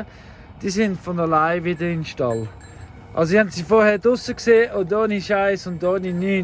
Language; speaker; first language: German; native; German